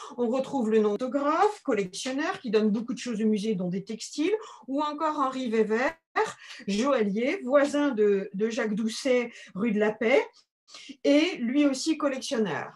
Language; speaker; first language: French; native; French